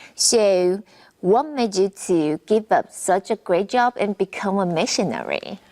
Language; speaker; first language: English; non-native, fluent; Chinese